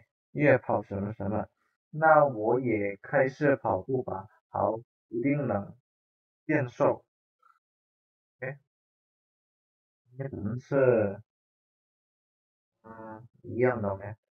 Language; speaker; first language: Chinese; non-native, fluent; Indonesian